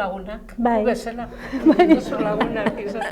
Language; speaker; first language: Basque; non-native, local second language; Spanish